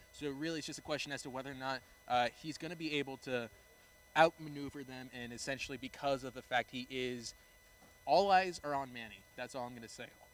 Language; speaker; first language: English; early bilingual, other home language; Spanish